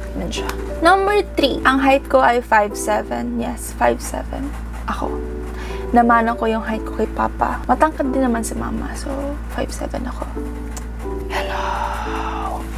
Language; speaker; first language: Filipino; early bilingual, heritage; Japanese